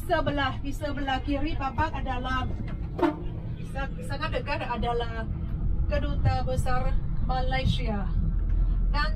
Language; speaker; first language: Indonesian; non-native, fluent; Vietnamese